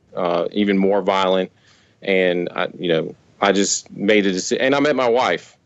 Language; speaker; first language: English; native; English